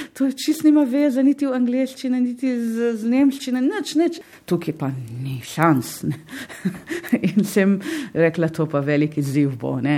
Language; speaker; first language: Slovenian; non-native, fluent; Arabic